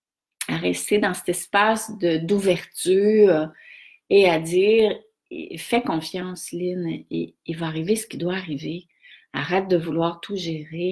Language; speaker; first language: French; native; French